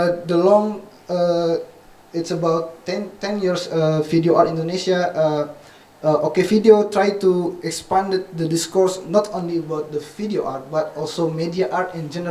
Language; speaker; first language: English; non-native, fluent; Indonesian